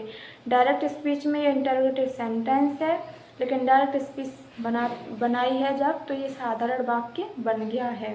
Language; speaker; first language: Hindi; native; Hindi